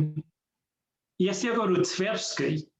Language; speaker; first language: Russian; non-native, learner; English